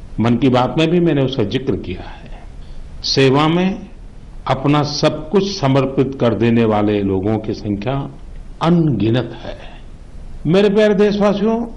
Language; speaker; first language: Hindi; non-native, local second language; Gujarati